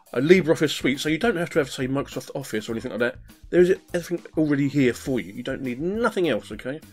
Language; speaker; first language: English; native; English